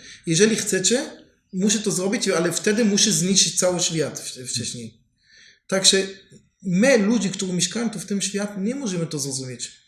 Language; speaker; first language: Polish; non-native, learner; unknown